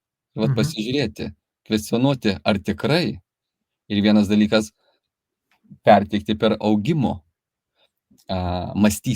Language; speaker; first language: Lithuanian; native; Lithuanian